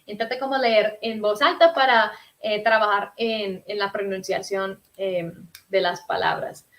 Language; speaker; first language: Spanish; early bilingual, heritage; Spanish